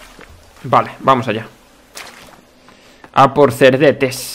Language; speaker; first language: Spanish; native; Spanish